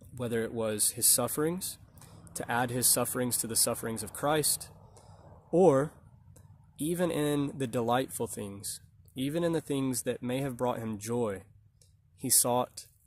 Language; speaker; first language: English; native; English